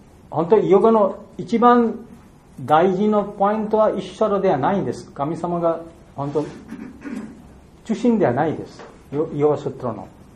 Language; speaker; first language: Japanese; non-native, fluent; Bangla